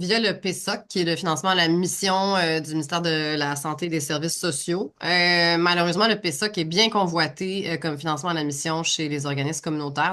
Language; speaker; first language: French; native; French